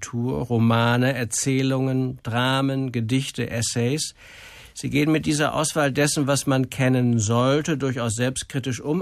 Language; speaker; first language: German; native; German